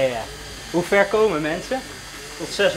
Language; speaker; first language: Dutch; native; Dutch